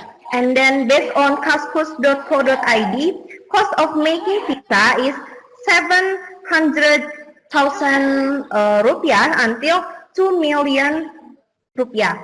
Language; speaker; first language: English; non-native, learner; Indonesian